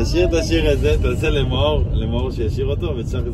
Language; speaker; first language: Hebrew; native; Hebrew